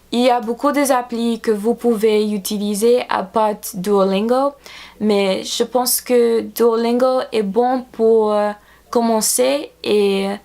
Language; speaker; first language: French; non-native, learner; English